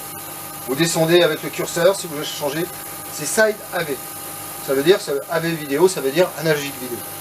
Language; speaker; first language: French; native; French